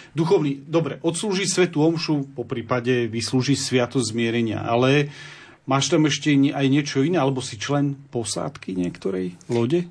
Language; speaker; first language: Slovak; native; Slovak